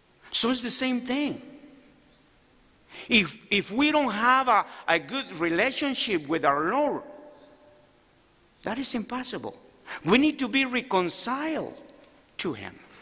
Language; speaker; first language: English; non-native, fluent; Spanish